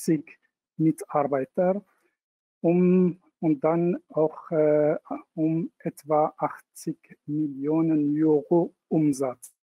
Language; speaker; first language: German; non-native, fluent; Arabic